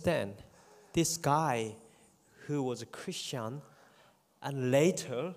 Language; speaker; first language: English; non-native, fluent; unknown